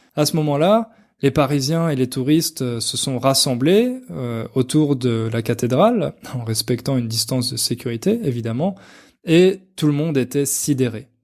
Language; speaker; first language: French; native; French